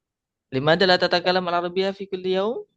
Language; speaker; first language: Arabic; non-native, learner; Indonesian